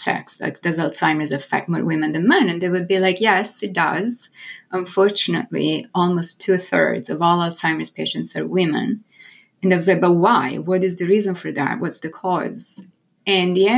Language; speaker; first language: English; non-native, fluent; Italian